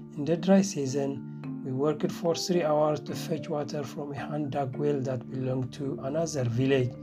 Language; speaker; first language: English; non-native, fluent; Tigrinya